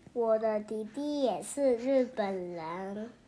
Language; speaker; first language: Chinese; early bilingual, heritage; Japanese